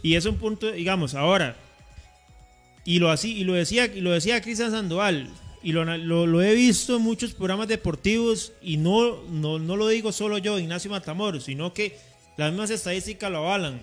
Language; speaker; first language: Spanish; native; Spanish